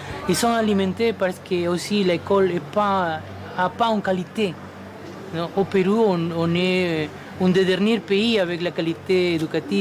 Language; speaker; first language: French; non-native, fluent; Spanish